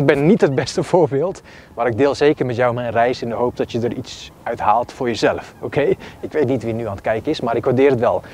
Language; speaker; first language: Dutch; early bilingual, other home language; Bosnian